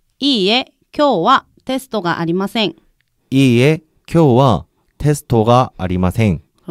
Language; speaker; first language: Japanese; non-native, learner; Korean